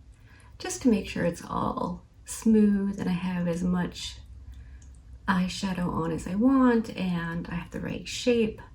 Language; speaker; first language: English; native; English